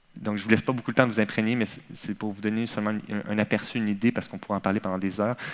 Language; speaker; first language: French; native; French